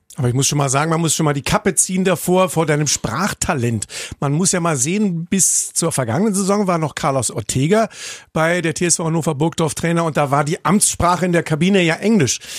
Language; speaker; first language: German; native; German